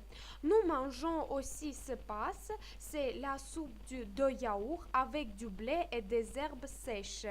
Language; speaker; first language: French; non-native, fluent; Armenian